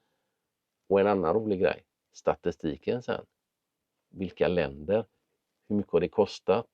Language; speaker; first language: Swedish; native; Swedish